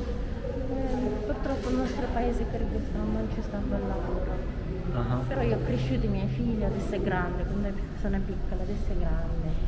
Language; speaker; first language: Italian; non-native, learner; Kyrgyz